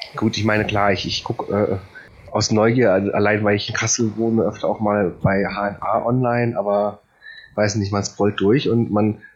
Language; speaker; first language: German; early bilingual, other home language; Polish